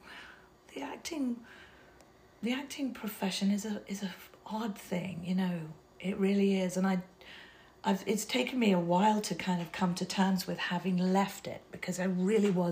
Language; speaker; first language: English; native; English